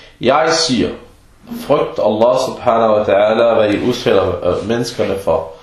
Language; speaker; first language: Danish; early bilingual, other home language; Arabic